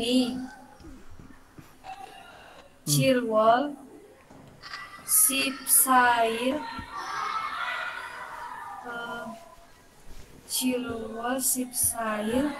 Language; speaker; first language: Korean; non-native, learner; Indonesian